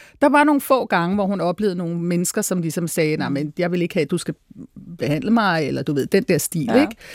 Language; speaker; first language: Danish; native; Danish